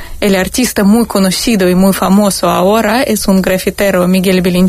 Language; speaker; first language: Spanish; non-native, learner; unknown